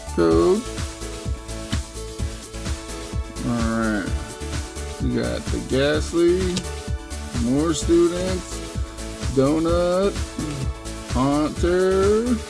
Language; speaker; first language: English; native; English